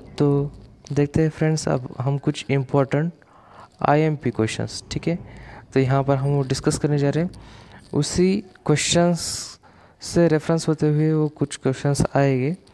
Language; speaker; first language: Hindi; non-native, local second language; Marathi